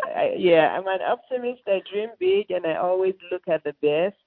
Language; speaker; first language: English; non-native, local second language; Yoruba